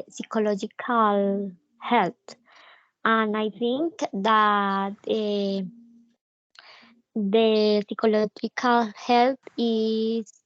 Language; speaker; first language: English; non-native, learner; Spanish